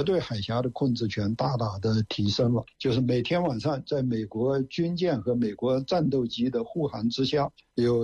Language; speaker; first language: Chinese; native; Chinese